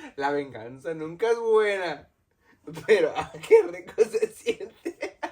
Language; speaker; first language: Spanish; early bilingual, heritage; Spanish